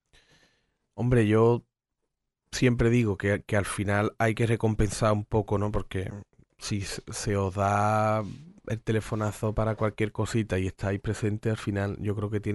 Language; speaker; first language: Spanish; native; Spanish